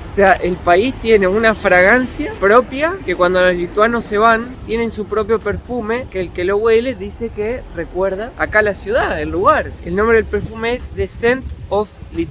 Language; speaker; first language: Spanish; native; Spanish